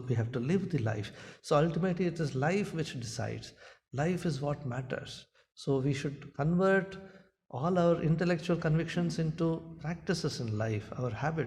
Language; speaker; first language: English; non-native, local second language; Hindi